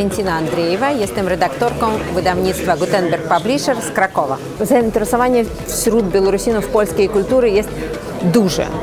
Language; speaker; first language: Polish; non-native, local second language; Belarusian